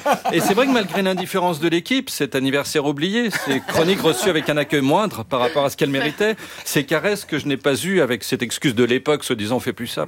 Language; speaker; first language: French; native; French